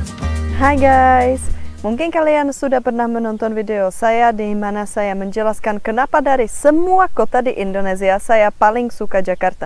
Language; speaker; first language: Indonesian; non-native, fluent; Czech